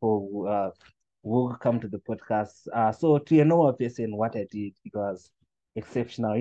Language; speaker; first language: English; non-native, local second language; Shona